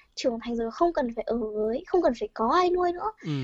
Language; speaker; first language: Vietnamese; early bilingual, heritage; Vietnamese